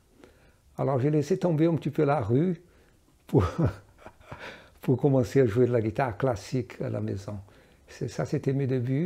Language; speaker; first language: French; non-native, fluent; Portuguese